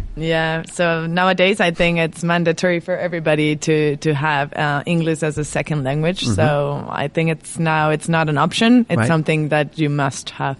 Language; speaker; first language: English; non-native, fluent; Spanish